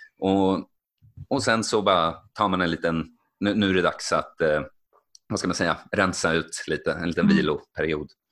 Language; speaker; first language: Swedish; native; Swedish